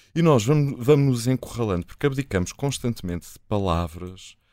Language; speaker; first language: Portuguese; native; Portuguese